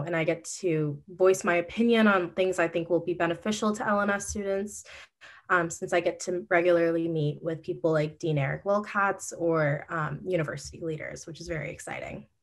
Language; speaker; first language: English; native; English